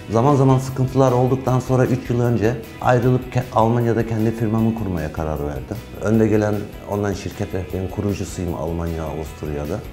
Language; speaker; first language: Turkish; early bilingual, heritage; Turkish